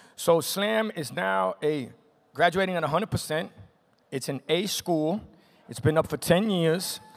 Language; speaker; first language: English; native; English